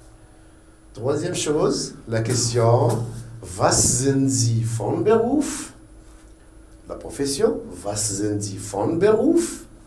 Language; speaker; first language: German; non-native, fluent; Arabic